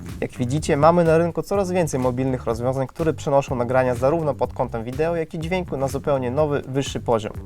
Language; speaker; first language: Polish; native; Polish